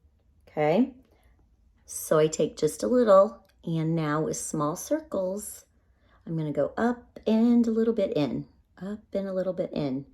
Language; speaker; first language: English; native; English